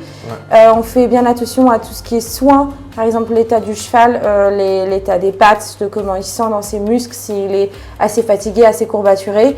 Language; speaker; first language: French; native; French